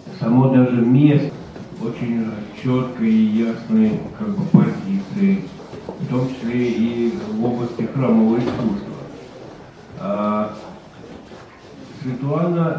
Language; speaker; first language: Russian; native; Russian